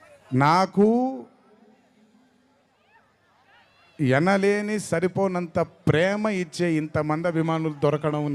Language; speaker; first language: Telugu; native; Telugu